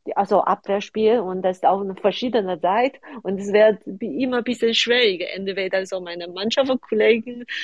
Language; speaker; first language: German; non-native, fluent; Chinese